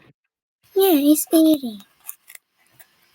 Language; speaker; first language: English; non-native, learner; Korean